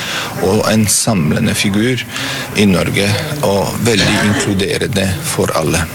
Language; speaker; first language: Norwegian; non-native, fluent; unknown